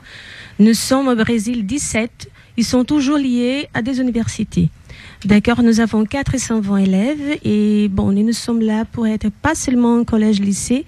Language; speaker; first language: French; non-native, fluent; Portuguese